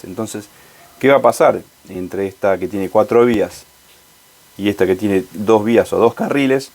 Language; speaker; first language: Spanish; native; Spanish